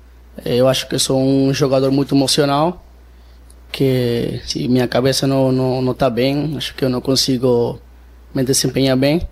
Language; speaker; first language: Portuguese; non-native, fluent; Spanish